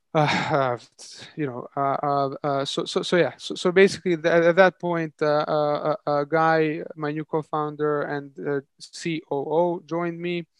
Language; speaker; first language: English; non-native, fluent; Serbian